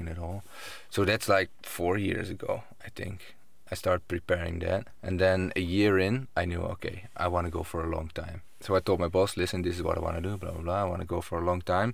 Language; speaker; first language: English; non-native, fluent; Dutch